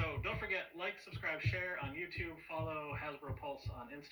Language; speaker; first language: English; native; English